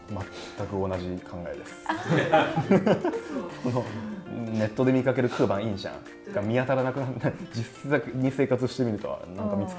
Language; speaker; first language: Japanese; native; Japanese